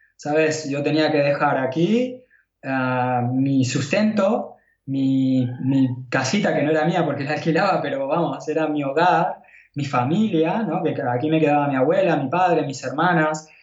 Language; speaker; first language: Spanish; native; Spanish